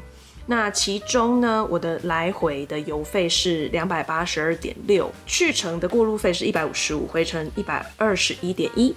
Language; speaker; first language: Chinese; native; Chinese